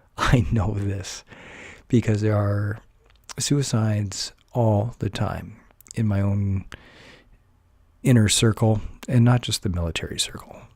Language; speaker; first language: English; native; English